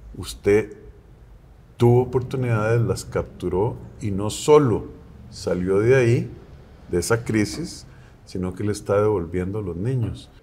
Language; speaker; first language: Spanish; native; Spanish